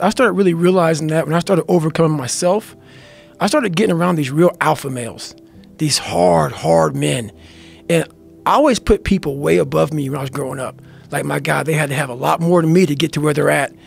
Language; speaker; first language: English; native; English